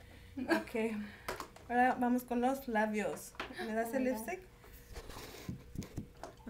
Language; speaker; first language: Spanish; early bilingual, heritage; Spanish